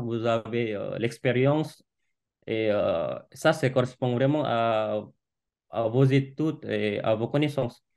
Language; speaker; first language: French; non-native, fluent; Indonesian